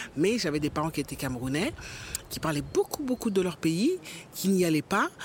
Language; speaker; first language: French; early bilingual, other home language; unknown